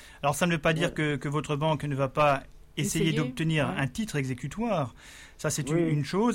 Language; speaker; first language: French; native; French